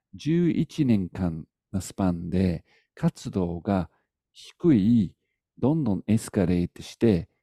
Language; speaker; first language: Japanese; non-native, fluent; English